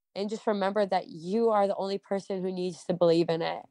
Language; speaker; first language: English; native; English